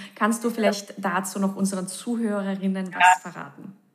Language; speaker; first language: German; native; German